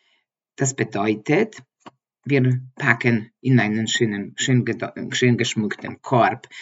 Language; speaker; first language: German; non-native, learner; Polish